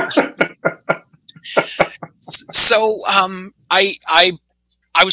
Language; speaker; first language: English; native; English